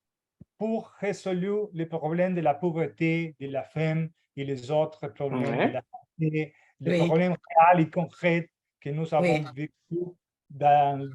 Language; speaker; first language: French; non-native, fluent; Portuguese